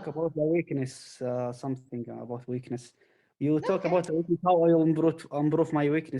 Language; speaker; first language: English; non-native, learner; Arabic